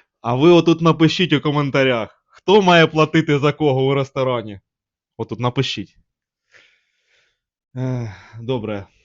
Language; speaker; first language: Ukrainian; native; Ukrainian